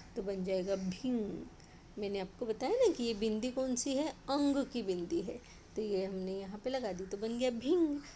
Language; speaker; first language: Hindi; non-native, local second language; Marathi